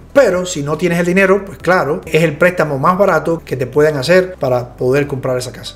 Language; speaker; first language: Spanish; native; Spanish